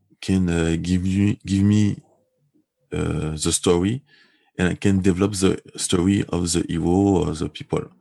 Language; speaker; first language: English; non-native, learner; French